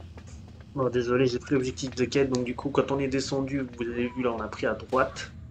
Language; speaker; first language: French; native; French